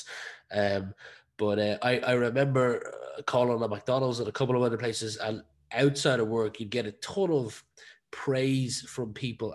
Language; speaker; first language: English; native; English